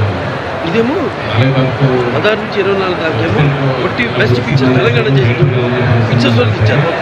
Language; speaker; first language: Telugu; native; Telugu